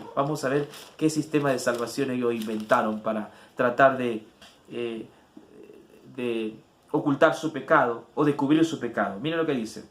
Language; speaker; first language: Spanish; native; Spanish